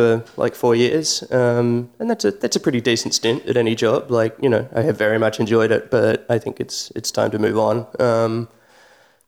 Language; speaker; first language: English; native; English